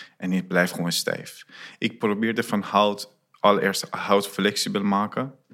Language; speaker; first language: Dutch; non-native, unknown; Persian